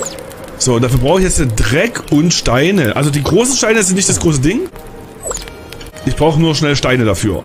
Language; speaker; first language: German; native; German